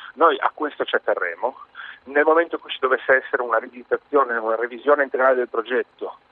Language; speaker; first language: Italian; native; Italian